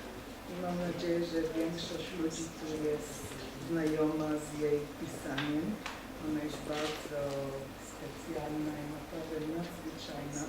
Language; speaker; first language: Polish; non-native, fluent; Hebrew